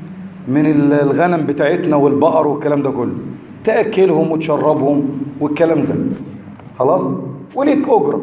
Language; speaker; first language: Arabic; native; Arabic